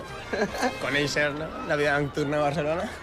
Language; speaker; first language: Catalan; non-native, local second language; Spanish